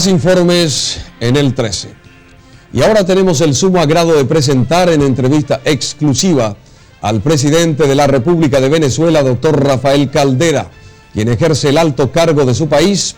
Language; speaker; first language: Spanish; native; Spanish